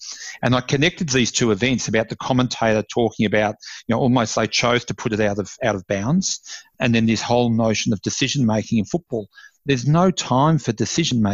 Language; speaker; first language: English; native; English